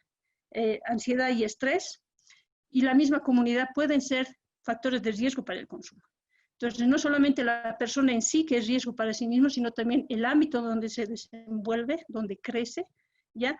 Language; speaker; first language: Spanish; native; Spanish